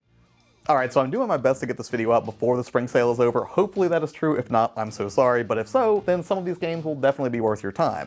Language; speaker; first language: English; native; English